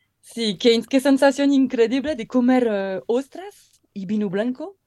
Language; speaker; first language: Spanish; non-native, learner; French